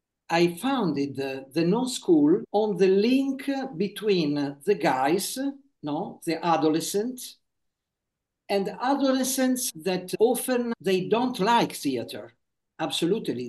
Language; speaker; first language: English; non-native, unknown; Italian